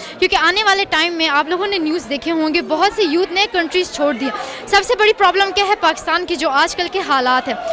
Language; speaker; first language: Urdu; non-native, local second language; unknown